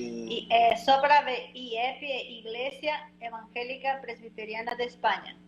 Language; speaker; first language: Spanish; non-native, fluent; Portuguese